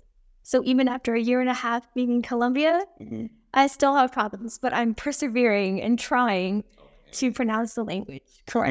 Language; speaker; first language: English; native; English